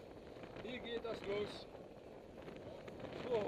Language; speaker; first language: German; non-native, learner; Dutch